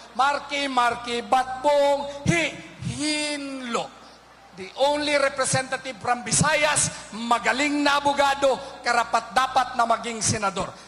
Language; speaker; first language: Filipino; non-native, local second language; Cebuano